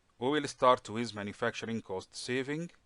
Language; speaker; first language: English; non-native, local second language; Arabic